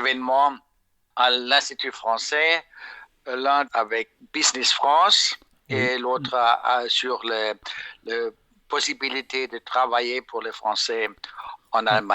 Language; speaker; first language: French; non-native, fluent; German